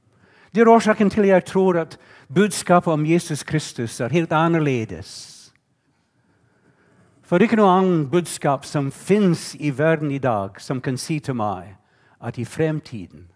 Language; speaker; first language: Norwegian; non-native, fluent; English